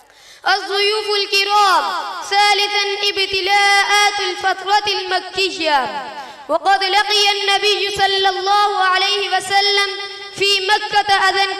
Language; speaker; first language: Arabic; non-native, learner; Urdu